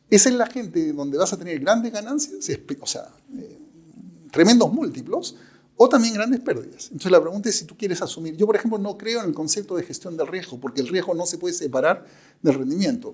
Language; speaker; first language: Spanish; native; Spanish